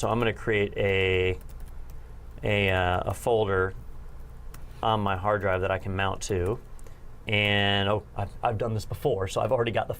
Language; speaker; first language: English; native; English